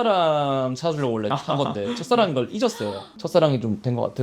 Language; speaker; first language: Korean; native; Korean